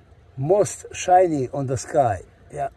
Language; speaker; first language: English; non-native, learner; Croatian